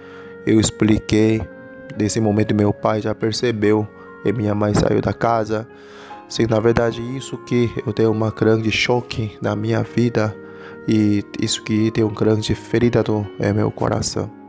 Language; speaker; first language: Portuguese; non-native, learner; Korean